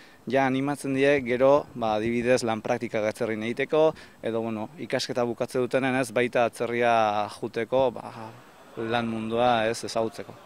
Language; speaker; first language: Basque; native; Basque